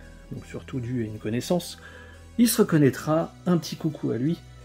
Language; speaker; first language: French; native; French